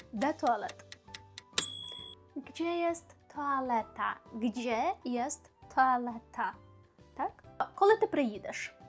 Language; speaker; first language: Polish; non-native, fluent; Ukrainian